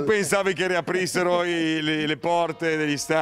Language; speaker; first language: Italian; native; Italian